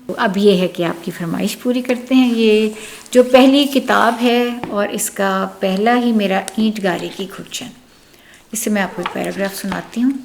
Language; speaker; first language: Urdu; native; Urdu